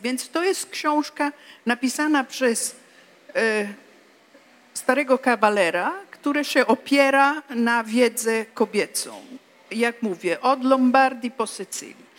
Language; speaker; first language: Polish; non-native, fluent; Italian